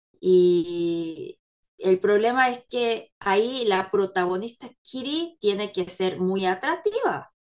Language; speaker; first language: Spanish; non-native, fluent; Korean